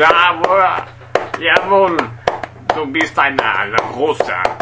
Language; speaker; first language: German; non-native, learner; Portuguese